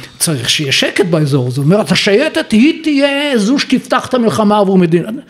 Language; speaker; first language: Hebrew; native; Hebrew